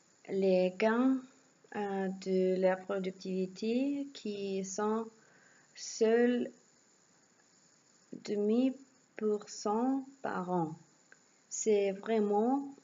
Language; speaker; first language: French; non-native, learner; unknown